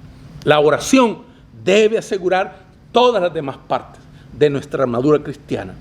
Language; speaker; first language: Spanish; native; Spanish